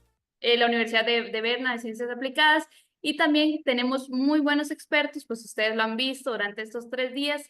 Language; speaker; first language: Spanish; native; Spanish